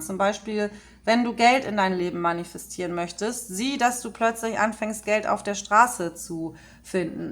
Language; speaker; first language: German; native; German